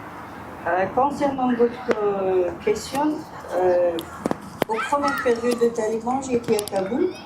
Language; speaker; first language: French; non-native, fluent; Persian